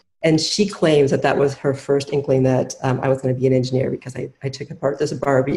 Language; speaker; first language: English; native; English